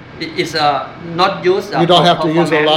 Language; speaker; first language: English; non-native, learner; Thai